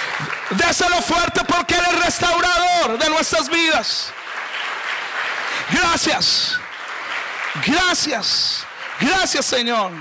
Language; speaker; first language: Spanish; native; Spanish